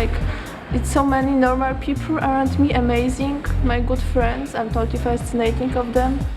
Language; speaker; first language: English; non-native, learner; Polish